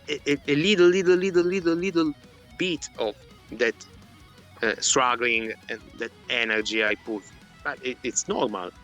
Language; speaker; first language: English; non-native, fluent; Italian